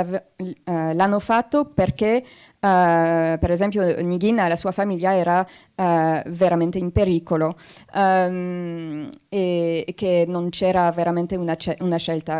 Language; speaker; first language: Italian; non-native, fluent; French